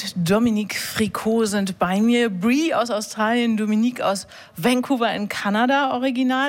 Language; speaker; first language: German; native; German